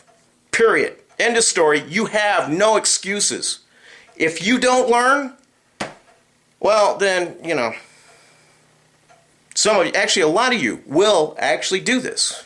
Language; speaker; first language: English; native; English